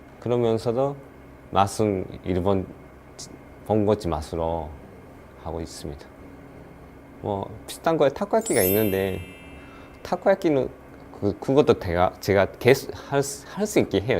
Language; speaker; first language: Korean; non-native, learner; Japanese